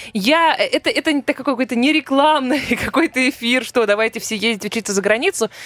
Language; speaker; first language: Russian; native; Russian